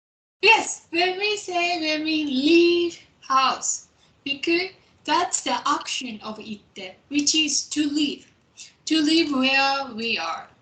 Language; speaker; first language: English; non-native, fluent; Japanese